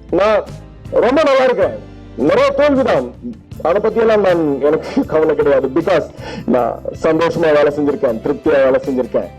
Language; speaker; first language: Tamil; native; Tamil